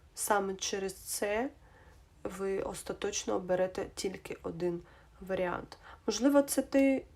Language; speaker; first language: Ukrainian; non-native, local second language; Russian